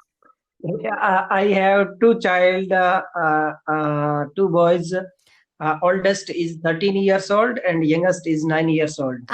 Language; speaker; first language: English; non-native, learner; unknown